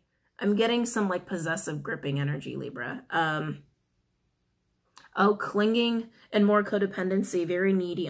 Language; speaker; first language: English; native; English